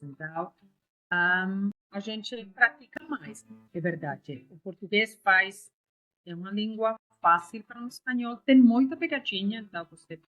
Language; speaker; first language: Portuguese; non-native, learner; Spanish